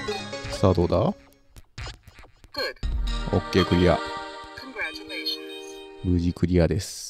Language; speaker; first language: Japanese; native; Japanese